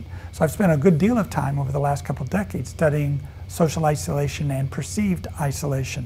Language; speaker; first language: English; native; English